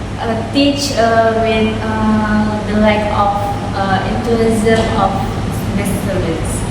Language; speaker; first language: English; non-native, learner; Indonesian